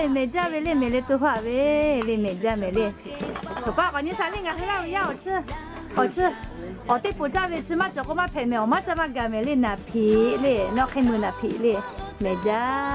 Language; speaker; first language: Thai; non-native, local second language; Lahu